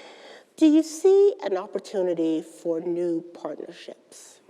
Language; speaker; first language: English; native; English